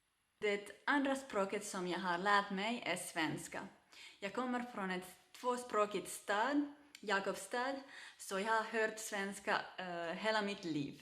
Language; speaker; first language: Swedish; non-native, local second language; Finnish